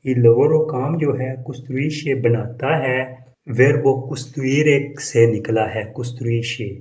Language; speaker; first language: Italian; non-native, fluent; Urdu